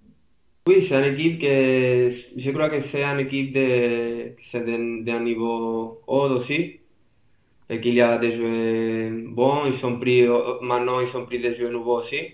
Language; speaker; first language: French; non-native, fluent; Spanish